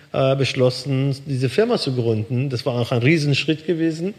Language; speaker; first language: German; early bilingual, other home language; Persian